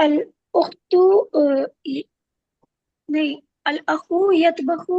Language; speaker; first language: Arabic; non-native, learner; Urdu